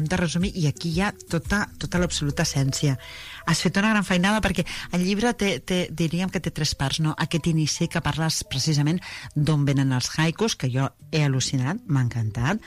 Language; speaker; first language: Catalan; native; Catalan